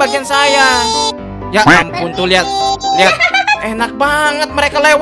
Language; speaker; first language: Indonesian; native; Indonesian